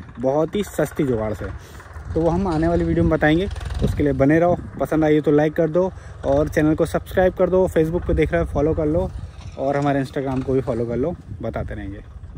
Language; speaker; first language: Hindi; native; Hindi